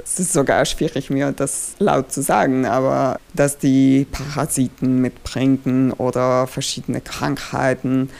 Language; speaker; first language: German; non-native, fluent; Polish